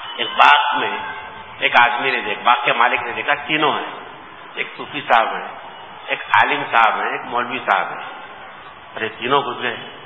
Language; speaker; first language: Urdu; native; Urdu